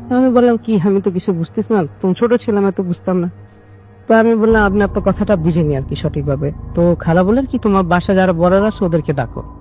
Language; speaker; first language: Bangla; early bilingual, heritage; Bangla